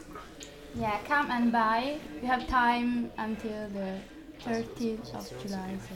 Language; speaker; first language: English; non-native, fluent; German